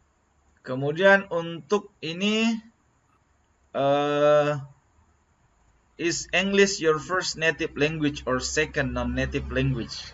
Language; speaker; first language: English; non-native, learner; Indonesian